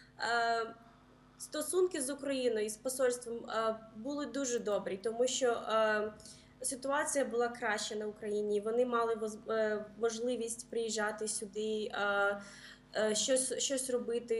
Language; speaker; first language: Ukrainian; early bilingual, heritage; Ukrainian